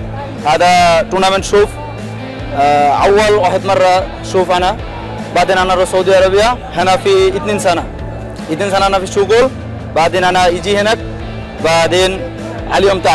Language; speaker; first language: Arabic; non-native, learner; Bangla